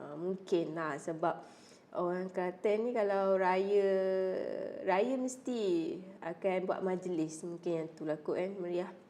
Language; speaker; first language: Malay; native; Malay